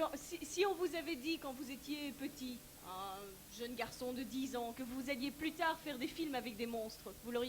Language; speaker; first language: French; native; French